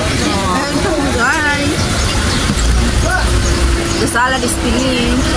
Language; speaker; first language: English; non-native, local second language; Filipino